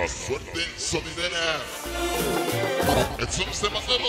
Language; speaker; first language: Spanish; native; Spanish